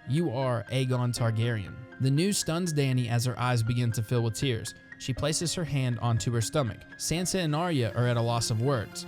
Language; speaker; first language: English; native; English